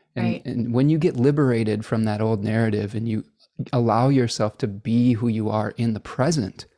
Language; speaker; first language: English; native; English